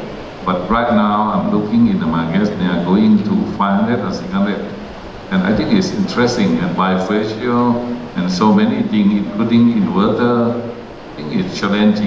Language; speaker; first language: English; non-native, learner; Thai